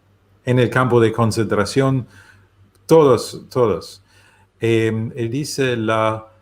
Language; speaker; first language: Spanish; non-native, learner; German